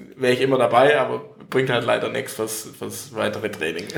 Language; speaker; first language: German; native; German